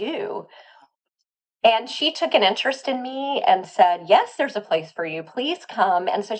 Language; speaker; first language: English; native; English